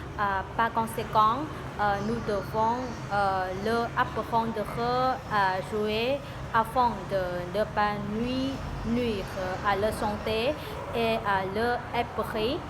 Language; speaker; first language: French; non-native, learner; Vietnamese